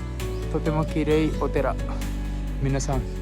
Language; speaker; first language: Japanese; non-native, learner; Sinhala